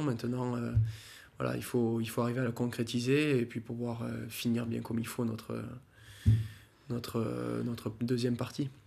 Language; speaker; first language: French; native; French